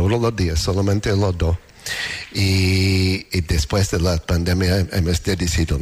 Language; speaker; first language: Spanish; non-native, learner; English